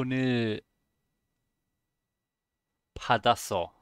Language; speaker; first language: Korean; non-native, learner; German